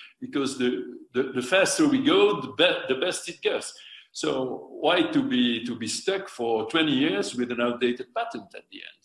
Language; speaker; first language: English; non-native, fluent; French